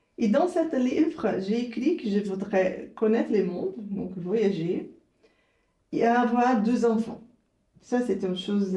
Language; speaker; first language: French; non-native, fluent; Portuguese